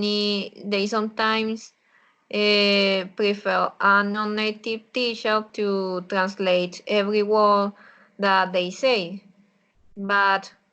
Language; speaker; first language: English; non-native, learner; Spanish